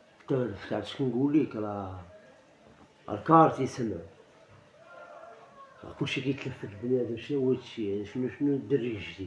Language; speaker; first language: Arabic; native; Arabic